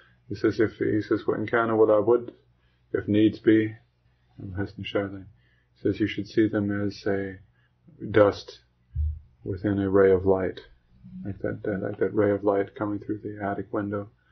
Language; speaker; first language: English; native; English